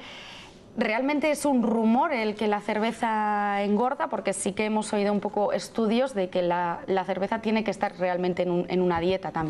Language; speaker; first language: Spanish; native; Spanish